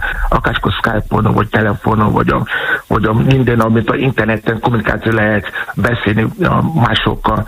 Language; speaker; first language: Hungarian; non-native, learner; Yoruba